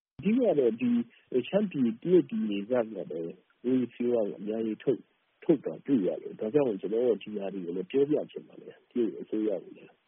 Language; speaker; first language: Burmese; non-native, local second language; Kachin